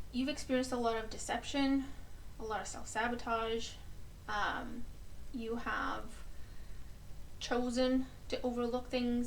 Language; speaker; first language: English; native; English